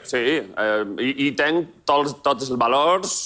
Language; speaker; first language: Catalan; non-native, local second language; Spanish